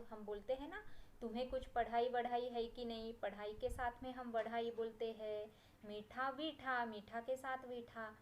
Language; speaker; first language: Hindi; non-native, local second language; Marathi